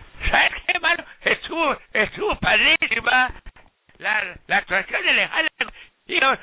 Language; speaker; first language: Spanish; native; Spanish